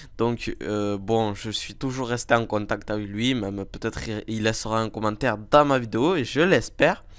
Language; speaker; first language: French; native; French